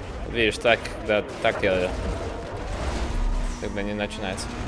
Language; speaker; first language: Russian; early bilingual, heritage; Russian